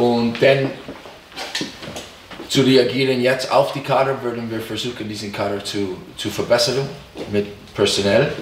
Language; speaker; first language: German; non-native, fluent; English